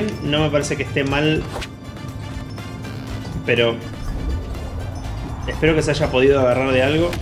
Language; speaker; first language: Spanish; native; Spanish